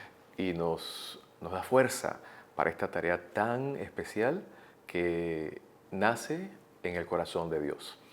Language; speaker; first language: Spanish; native; Spanish